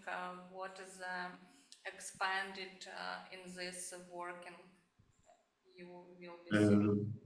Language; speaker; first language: English; non-native, learner; Ukrainian